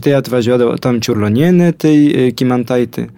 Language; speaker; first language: Lithuanian; early bilingual, heritage; Lithuanian